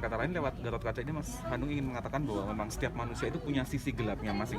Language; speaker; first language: Indonesian; native; Indonesian